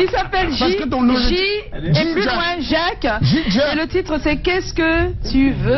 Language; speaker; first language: French; native; French